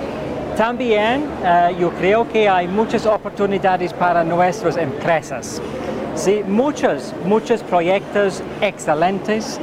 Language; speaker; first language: Spanish; non-native, fluent; English